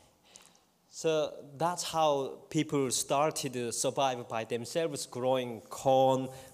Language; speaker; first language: English; non-native, fluent; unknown